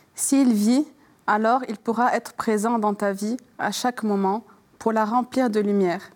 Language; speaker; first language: French; native; French